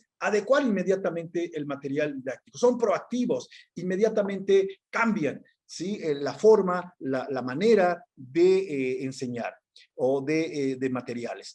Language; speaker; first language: Spanish; native; Spanish